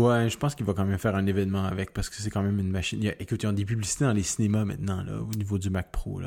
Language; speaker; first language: French; native; French